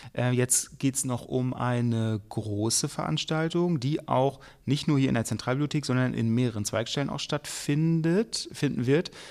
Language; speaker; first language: German; native; German